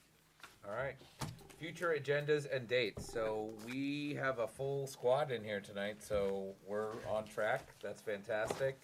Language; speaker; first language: English; native; English